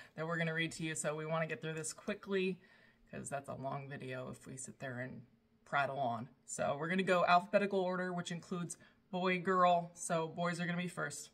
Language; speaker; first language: English; native; English